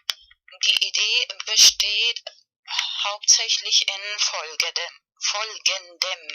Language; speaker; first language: German; non-native, fluent; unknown